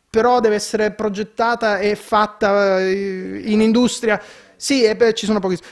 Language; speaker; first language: Italian; native; Italian